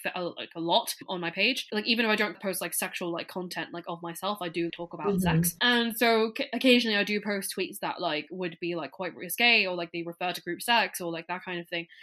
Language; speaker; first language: English; non-native, local second language; Cantonese